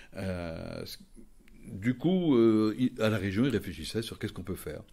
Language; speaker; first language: French; native; French